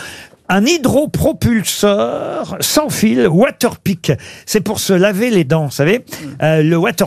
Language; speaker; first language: French; native; French